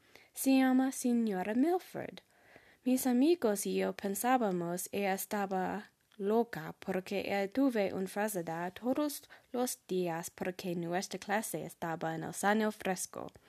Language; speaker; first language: Spanish; non-native, learner; English